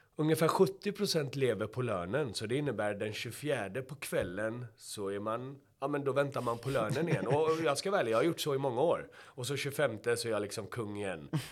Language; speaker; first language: Swedish; early bilingual, other home language; Persian